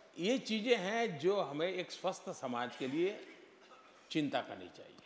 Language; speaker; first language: Hindi; non-native, local second language; Gujarati